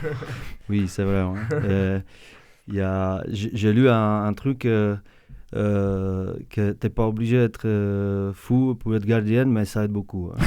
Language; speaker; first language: French; non-native, fluent; Czech